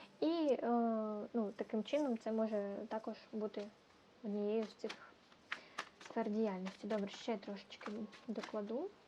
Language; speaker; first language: Ukrainian; non-native, local second language; Russian